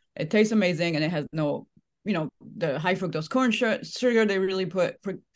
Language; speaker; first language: English; non-native, fluent; French